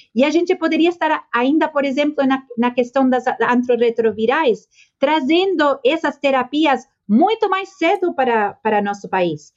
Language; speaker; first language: Portuguese; non-native, fluent; Spanish